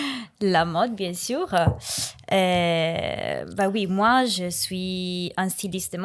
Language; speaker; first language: French; non-native, learner; Italian